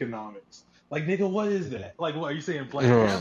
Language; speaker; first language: English; native; English